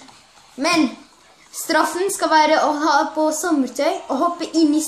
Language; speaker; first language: Norwegian; non-native, fluent; Arabic